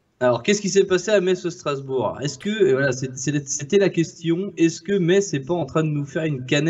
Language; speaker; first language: French; native; French